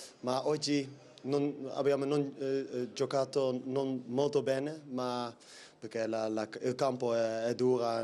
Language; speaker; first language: Italian; non-native, learner; Dutch